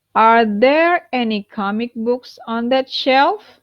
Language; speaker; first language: English; non-native, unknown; Indonesian